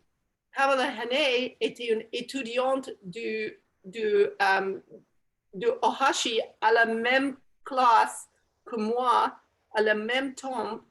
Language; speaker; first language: French; non-native, learner; English